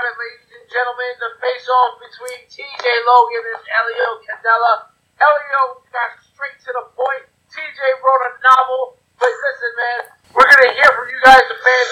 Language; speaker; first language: English; native; English